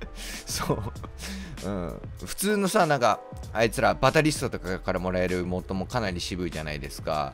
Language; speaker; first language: Japanese; native; Japanese